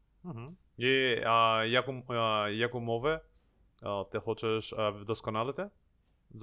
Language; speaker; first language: Ukrainian; non-native, fluent; Italian